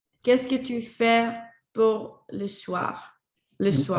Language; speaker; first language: French; non-native, learner; Spanish